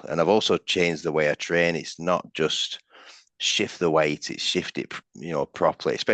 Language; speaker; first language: English; native; English